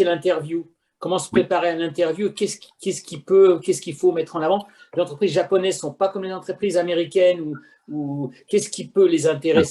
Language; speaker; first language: French; native; French